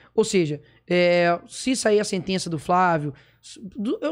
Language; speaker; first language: Portuguese; native; Portuguese